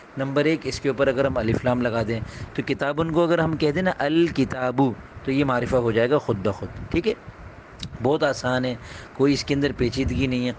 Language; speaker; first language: Urdu; native; Urdu